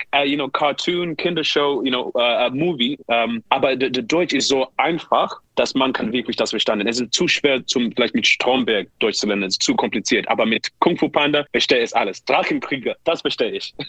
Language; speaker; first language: German; non-native, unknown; English